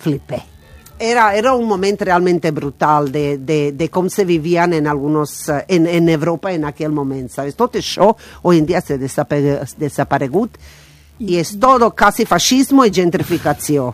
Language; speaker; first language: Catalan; non-native, learner; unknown